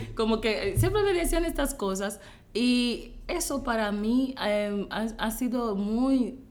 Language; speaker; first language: Spanish; non-native, fluent; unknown